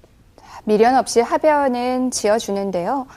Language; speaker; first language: Korean; native; Korean